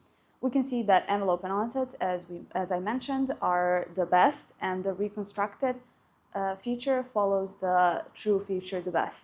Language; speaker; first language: English; non-native, fluent; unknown